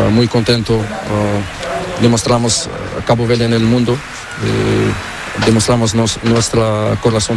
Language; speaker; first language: Spanish; non-native, learner; Portuguese